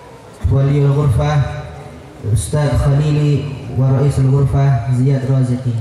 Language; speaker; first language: Arabic; non-native, fluent; Indonesian